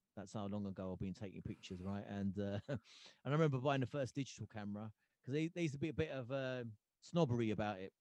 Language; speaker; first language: English; early bilingual, other home language; Punjabi